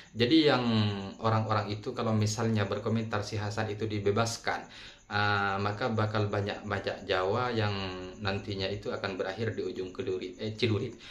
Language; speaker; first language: Indonesian; non-native, local second language; Madurese